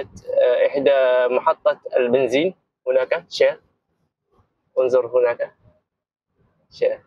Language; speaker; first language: Arabic; non-native, fluent; Malay